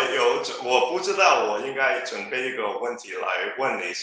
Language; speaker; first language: Chinese; non-native, learner; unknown